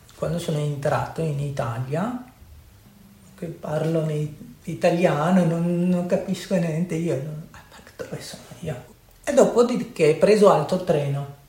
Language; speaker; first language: Italian; non-native, learner; Urdu